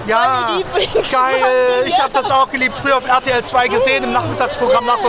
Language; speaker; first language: German; native; German